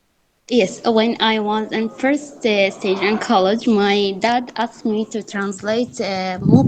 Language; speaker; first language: English; non-native, learner; Arabic